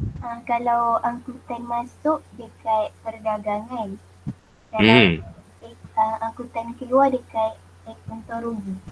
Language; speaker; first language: Malay; native; Malay